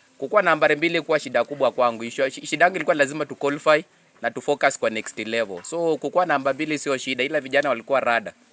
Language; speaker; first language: Swahili; non-native, local second language; Luyia